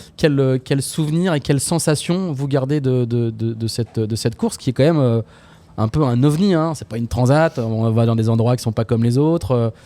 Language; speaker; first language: French; native; French